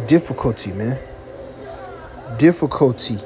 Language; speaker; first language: English; native; English